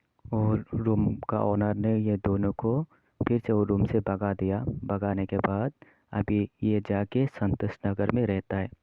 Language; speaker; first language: Hindi; non-native, local second language; Kok Borok